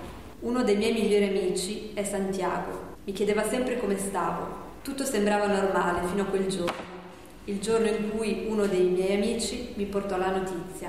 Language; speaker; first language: Italian; early bilingual, other home language; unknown